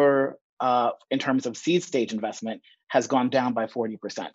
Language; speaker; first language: English; native; English